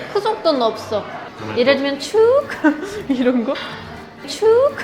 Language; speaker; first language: Korean; non-native, fluent; Turkish